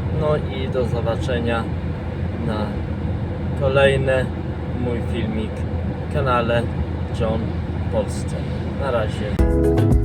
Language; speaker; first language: Polish; non-native, fluent; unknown